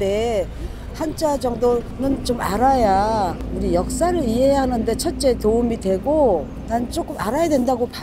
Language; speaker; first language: Korean; native; Korean